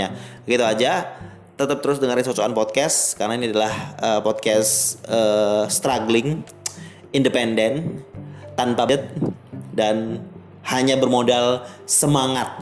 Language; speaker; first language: Indonesian; native; Indonesian